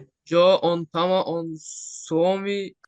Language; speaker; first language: Finnish; non-native, learner; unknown